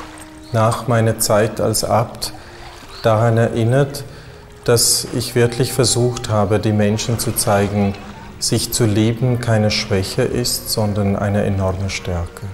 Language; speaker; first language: German; non-native, fluent; Afrikaans